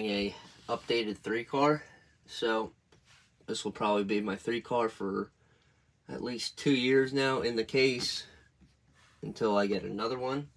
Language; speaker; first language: English; native; English